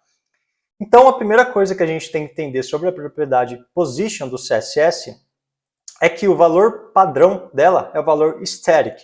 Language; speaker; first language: Portuguese; native; Portuguese